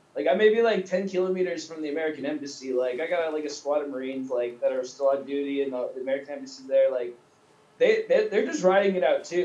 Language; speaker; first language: English; native; English